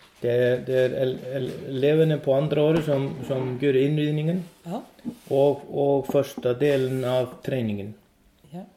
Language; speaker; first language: Swedish; non-native, learner; Icelandic